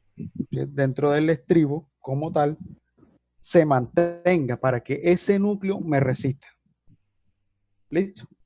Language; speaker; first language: Spanish; native; Spanish